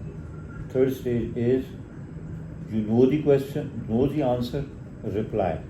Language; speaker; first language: English; non-native, local second language; Urdu